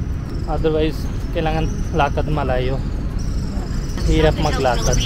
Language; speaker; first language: Filipino; non-native, learner; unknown